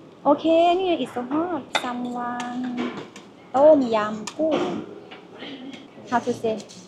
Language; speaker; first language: English; non-native, learner; Thai